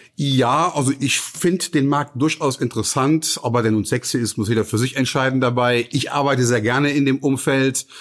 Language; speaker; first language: German; native; German